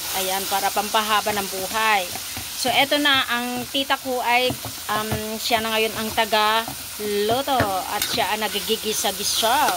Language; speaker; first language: Filipino; non-native, local second language; Iloko